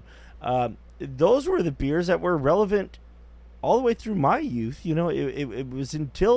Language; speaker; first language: English; native; English